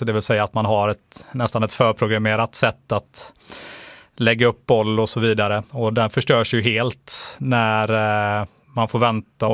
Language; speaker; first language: Swedish; native; Swedish